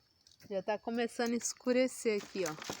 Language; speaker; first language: Portuguese; native; Portuguese